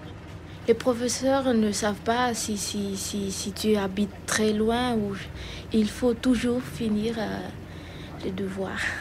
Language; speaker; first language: French; non-native, local second language; Malagasy